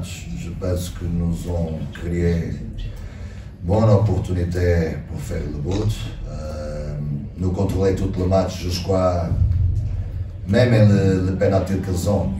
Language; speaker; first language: French; non-native, learner; Portuguese